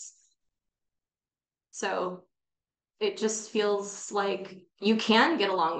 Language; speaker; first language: English; native; English